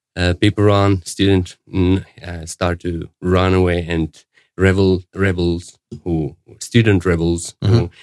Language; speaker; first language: English; non-native, fluent; Arabic